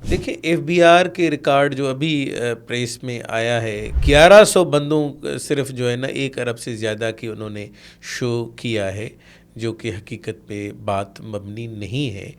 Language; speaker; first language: Urdu; non-native, local second language; Sindhi